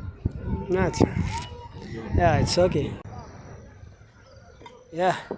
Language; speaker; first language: English; non-native, learner; Tigrinya